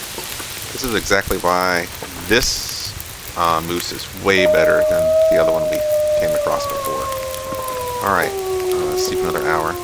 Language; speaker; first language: English; native; English